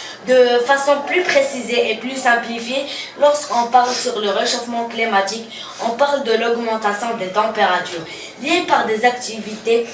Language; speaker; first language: French; non-native, local second language; Arabic